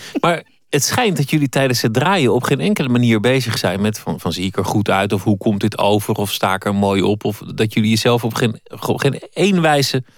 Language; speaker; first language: Dutch; native; Dutch